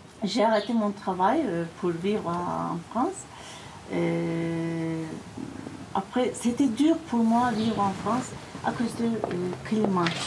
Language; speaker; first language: French; non-native, learner; Turkish